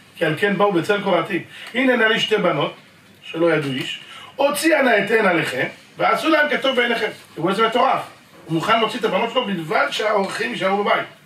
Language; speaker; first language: Hebrew; native; Hebrew